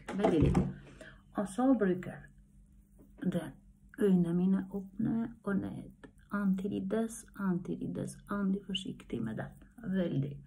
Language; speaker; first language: Swedish; non-native, learner; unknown